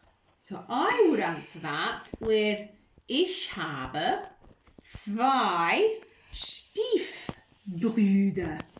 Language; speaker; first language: German; non-native, fluent; English